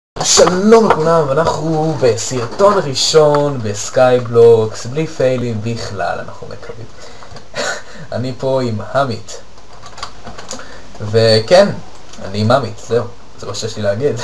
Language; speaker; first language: Hebrew; native; Hebrew